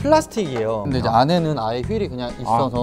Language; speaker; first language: Korean; native; Korean